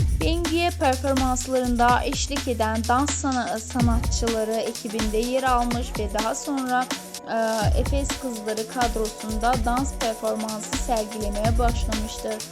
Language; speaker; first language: Turkish; native; Turkish